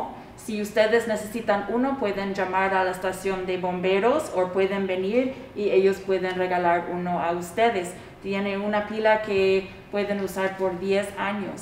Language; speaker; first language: Spanish; early bilingual, heritage; Spanish